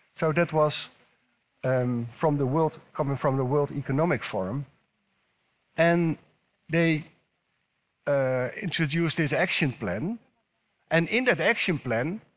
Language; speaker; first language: English; non-native, fluent; Dutch